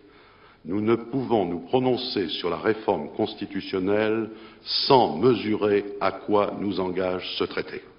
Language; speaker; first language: French; native; French